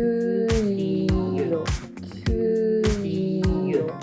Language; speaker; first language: French; non-native, learner; Korean